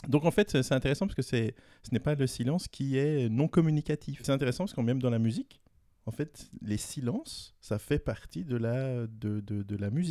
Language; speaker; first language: French; native; French